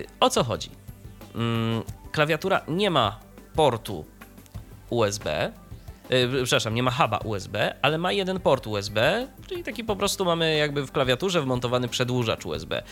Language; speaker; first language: Polish; native; Polish